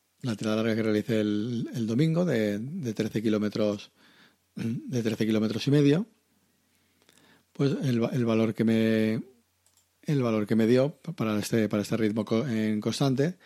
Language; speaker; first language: Spanish; native; Spanish